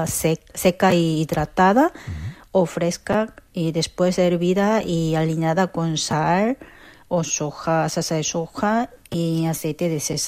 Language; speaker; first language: Spanish; non-native, fluent; Korean